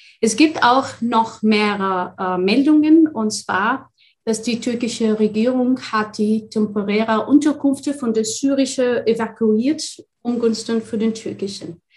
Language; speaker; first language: German; non-native, fluent; Arabic